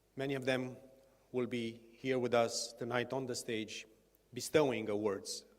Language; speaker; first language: English; non-native, fluent; Romanian